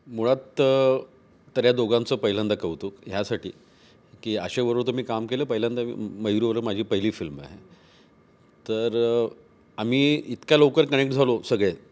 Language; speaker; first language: Marathi; native; Marathi